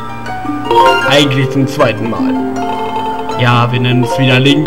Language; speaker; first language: German; native; German